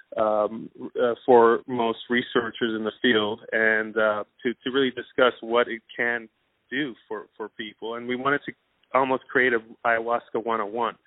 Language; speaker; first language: English; non-native, fluent; Persian